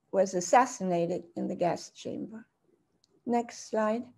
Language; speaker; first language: English; early bilingual, other home language; German